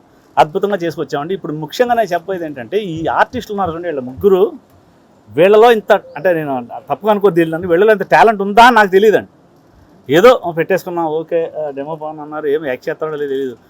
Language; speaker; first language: Telugu; native; Telugu